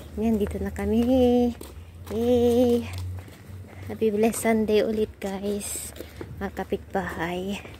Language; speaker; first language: Filipino; non-native, local second language; Iloko